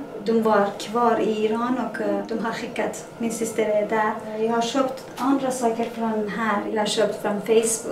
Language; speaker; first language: Swedish; non-native, learner; Persian